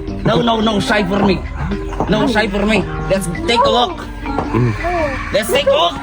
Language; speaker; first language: English; non-native, local second language; Filipino